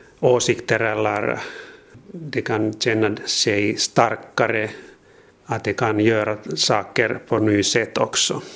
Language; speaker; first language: Swedish; non-native, learner; Finnish